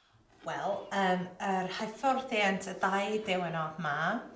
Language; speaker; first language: Welsh; non-native, local second language; English